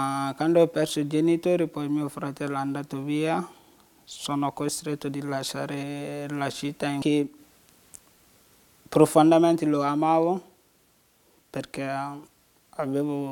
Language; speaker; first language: Italian; non-native, fluent; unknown